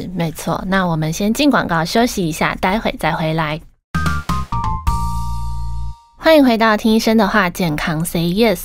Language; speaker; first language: Chinese; native; Chinese